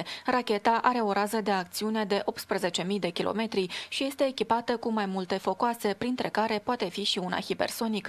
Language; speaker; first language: Romanian; native; Romanian